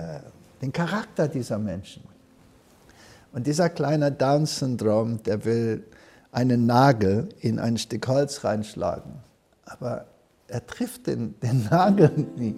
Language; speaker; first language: German; early bilingual, heritage; German